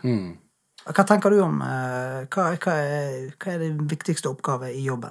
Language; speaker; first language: Norwegian; native; Norwegian